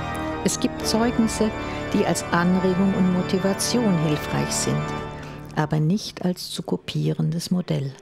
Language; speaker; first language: German; native; German